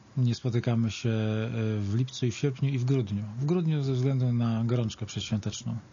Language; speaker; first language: Polish; native; Polish